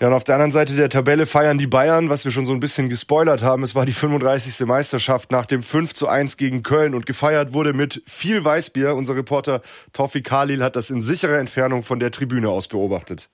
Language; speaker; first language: German; native; German